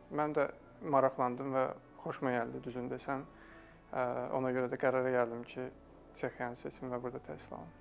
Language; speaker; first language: Azerbaijani; native; Azerbaijani